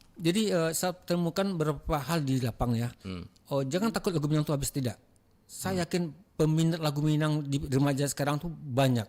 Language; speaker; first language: Indonesian; non-native, local second language; Minangkabau